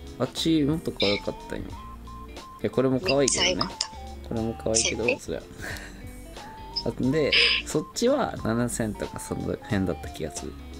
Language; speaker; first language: Japanese; native; Japanese